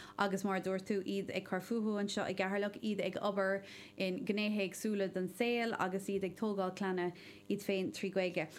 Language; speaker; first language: Irish; non-native, local second language; English